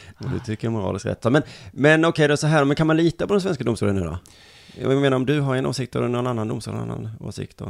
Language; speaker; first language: Swedish; native; Swedish